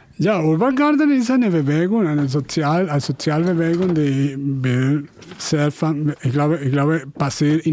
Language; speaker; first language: German; non-native, fluent; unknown